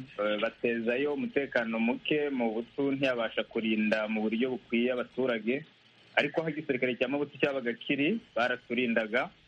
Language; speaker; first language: Kinyarwanda; native; Kinyarwanda